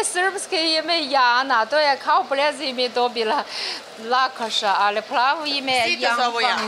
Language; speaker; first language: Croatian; non-native, learner; Chinese